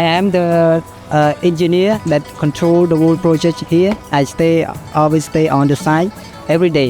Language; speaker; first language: English; non-native, learner; Khmer